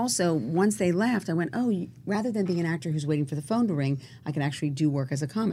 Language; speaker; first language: English; native; English